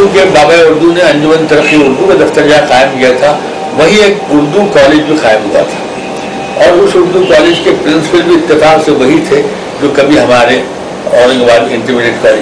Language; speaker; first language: Urdu; native; Urdu